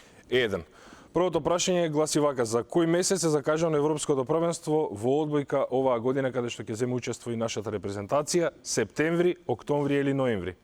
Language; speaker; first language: Macedonian; native; Macedonian